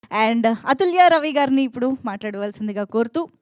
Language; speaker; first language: Telugu; native; Telugu